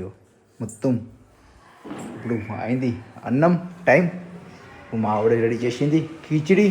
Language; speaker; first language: Telugu; non-native, learner; Hindi